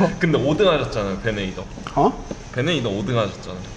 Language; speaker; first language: Korean; native; Korean